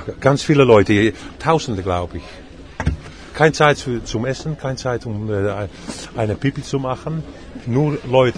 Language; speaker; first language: German; non-native, learner; Dutch